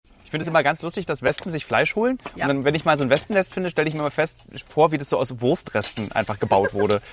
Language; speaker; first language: German; native; German